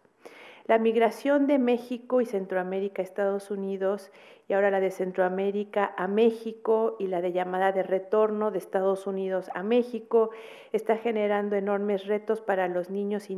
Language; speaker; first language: Spanish; native; Spanish